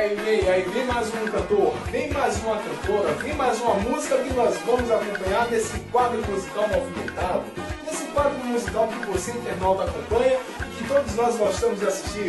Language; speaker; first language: Portuguese; native; Portuguese